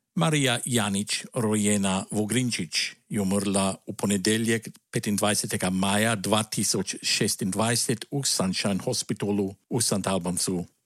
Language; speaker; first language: Slovenian; early bilingual, heritage; Slovenian